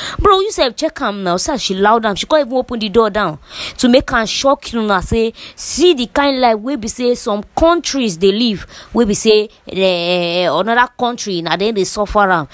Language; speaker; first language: Nigerian Pidgin; native; Nigerian Pidgin